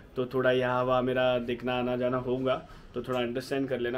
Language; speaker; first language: Hindi; non-native, local second language; Marathi